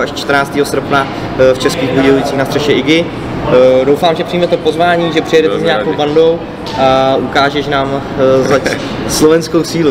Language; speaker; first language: Czech; native; Czech